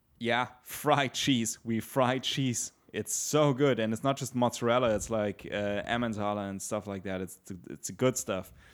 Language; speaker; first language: English; non-native, fluent; German